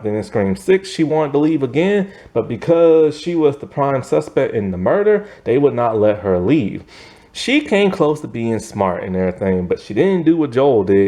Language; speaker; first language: English; native; English